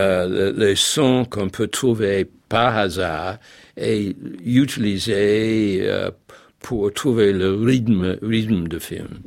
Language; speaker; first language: French; non-native, fluent; English